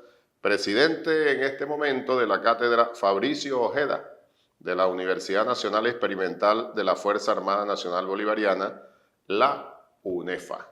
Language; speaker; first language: Spanish; native; Spanish